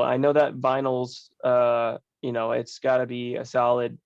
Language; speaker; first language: English; native; English